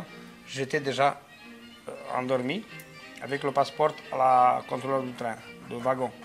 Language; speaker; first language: French; non-native, fluent; Romanian